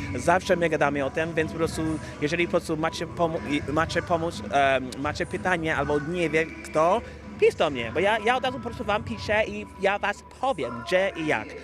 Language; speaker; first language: Polish; non-native, fluent; English